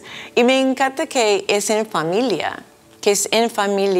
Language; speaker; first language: Spanish; non-native, fluent; English